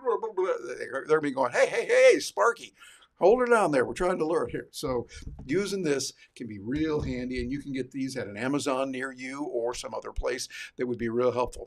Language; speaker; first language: English; native; English